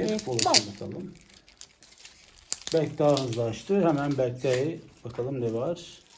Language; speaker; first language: Turkish; native; Turkish